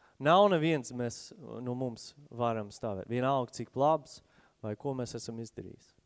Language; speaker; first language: Latvian; non-native, fluent; English